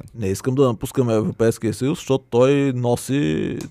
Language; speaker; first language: Bulgarian; native; Bulgarian